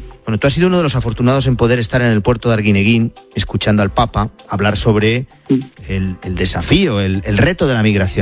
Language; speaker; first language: Spanish; native; Spanish